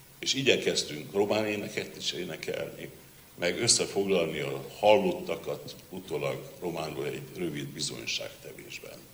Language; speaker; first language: Hungarian; native; Hungarian